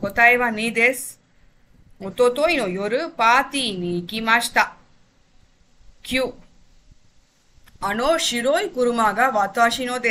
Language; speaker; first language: Japanese; non-native, fluent; Tamil